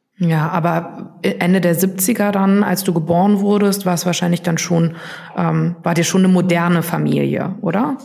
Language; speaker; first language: German; native; German